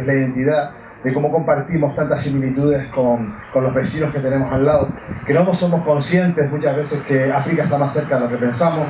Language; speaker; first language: Spanish; native; Spanish